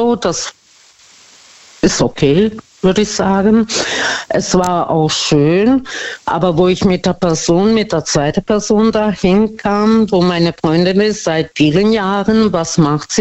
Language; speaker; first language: German; non-native, fluent; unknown